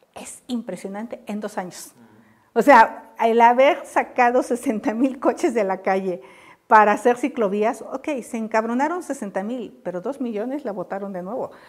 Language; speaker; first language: Spanish; native; Spanish